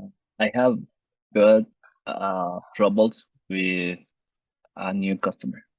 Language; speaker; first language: English; non-native, learner; Spanish